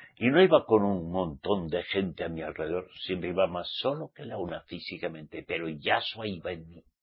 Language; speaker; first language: Spanish; native; Spanish